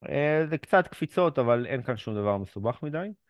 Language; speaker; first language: Hebrew; native; Hebrew